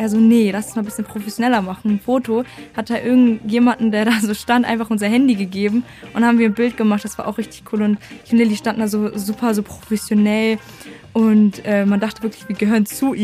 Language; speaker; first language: German; native; German